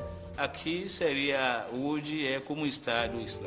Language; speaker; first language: Portuguese; non-native, fluent; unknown